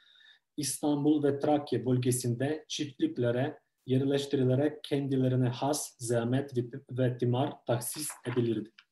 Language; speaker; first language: Turkish; non-native, fluent; Ukrainian